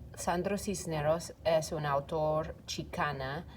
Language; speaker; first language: Spanish; non-native, fluent; English